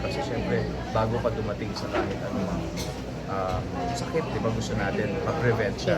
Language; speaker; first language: Filipino; native; Filipino